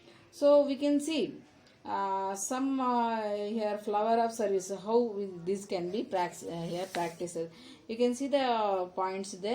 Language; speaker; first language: English; non-native, local second language; Kannada